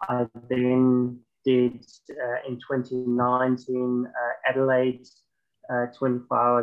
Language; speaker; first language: English; non-native, fluent; German